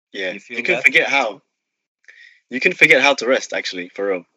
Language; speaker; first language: English; native; English